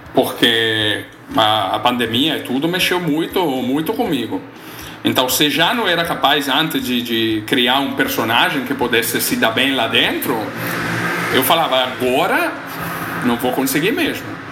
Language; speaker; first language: Portuguese; non-native, fluent; Italian